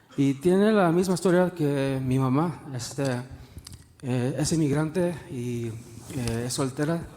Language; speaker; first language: Spanish; early bilingual, heritage; Spanish